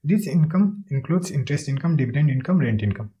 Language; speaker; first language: English; non-native, local second language; Nepali